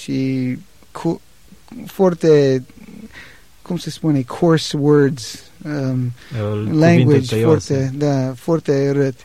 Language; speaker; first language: Romanian; non-native, learner; English